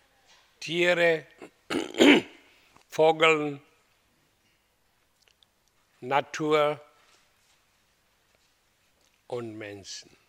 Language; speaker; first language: German; non-native, fluent; Hindi